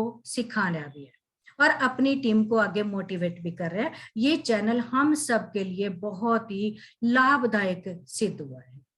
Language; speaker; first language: Hindi; native; Hindi